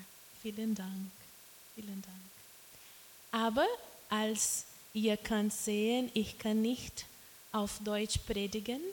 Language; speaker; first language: German; non-native, learner; Portuguese